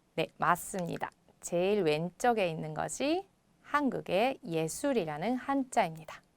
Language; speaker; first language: Korean; non-native, fluent; Japanese